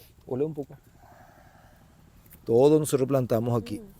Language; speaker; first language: Spanish; native; Spanish